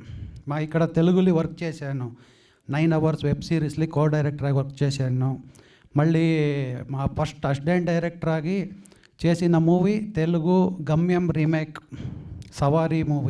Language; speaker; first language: Telugu; non-native, learner; Kannada